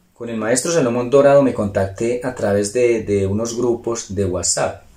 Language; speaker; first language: Spanish; native; Spanish